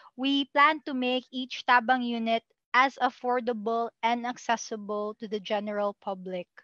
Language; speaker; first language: English; non-native, local second language; Cebuano